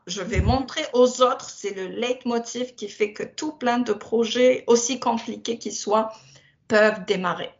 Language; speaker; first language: French; non-native, local second language; Berber languages